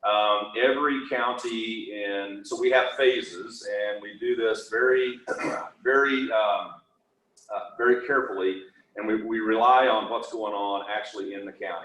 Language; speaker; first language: English; native; English